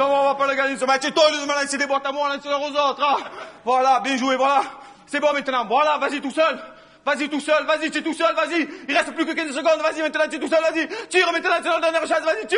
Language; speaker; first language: French; native; French